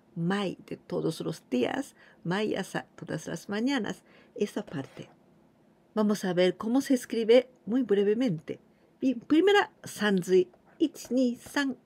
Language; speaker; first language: Spanish; non-native, fluent; Japanese